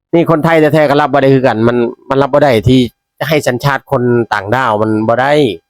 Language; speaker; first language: Thai; native; Thai